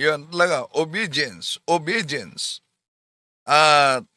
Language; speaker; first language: Filipino; native; Filipino